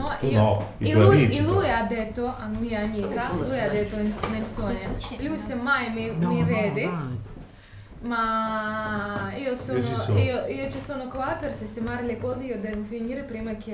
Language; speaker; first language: Italian; non-native, fluent; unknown